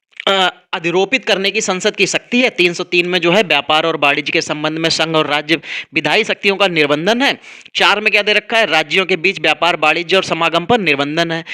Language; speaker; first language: Hindi; native; Hindi